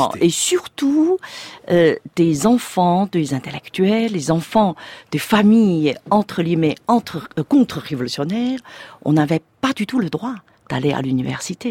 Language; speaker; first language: French; non-native, fluent; Chinese